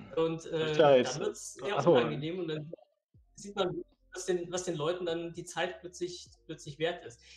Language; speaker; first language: German; native; German